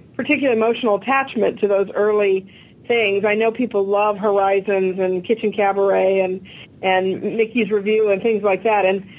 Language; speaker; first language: English; native; English